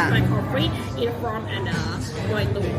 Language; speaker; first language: English; non-native, learner; Thai